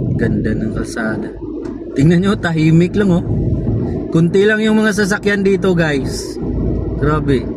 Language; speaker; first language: Filipino; non-native, local second language; Cebuano